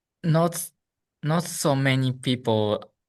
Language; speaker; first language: English; non-native, learner; Japanese